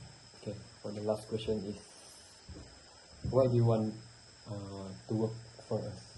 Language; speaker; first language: English; non-native, learner; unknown